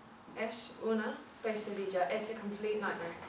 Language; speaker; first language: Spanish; non-native, fluent; English